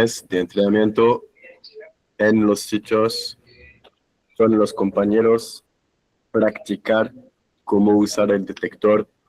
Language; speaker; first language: Spanish; non-native, fluent; French